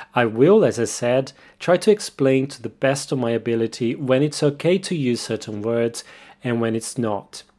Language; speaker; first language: English; non-native, fluent; Portuguese